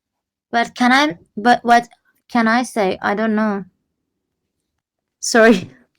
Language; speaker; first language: English; non-native, learner; Turkish